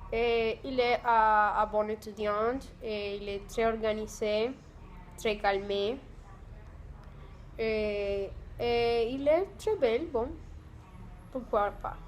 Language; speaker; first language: French; non-native, learner; Spanish